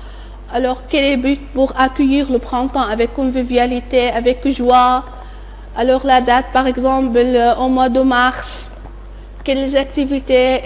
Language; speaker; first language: French; non-native, fluent; Arabic